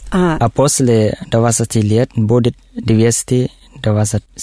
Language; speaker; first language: Russian; non-native, learner; Thai